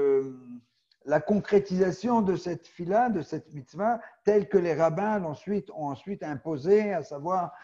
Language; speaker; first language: French; native; French